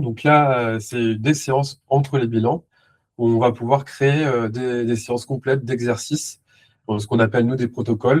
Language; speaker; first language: French; native; French